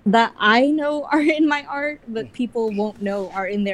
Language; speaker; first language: English; early bilingual, other home language; Filipino